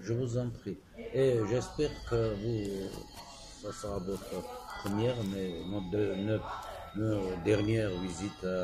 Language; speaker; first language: French; non-native, fluent; Armenian